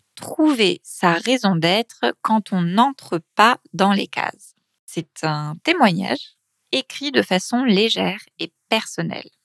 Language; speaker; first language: French; native; French